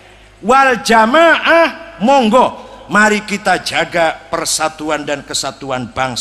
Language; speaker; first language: Indonesian; native; Indonesian